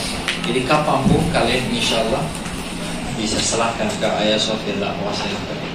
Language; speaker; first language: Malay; non-native, fluent; Turkish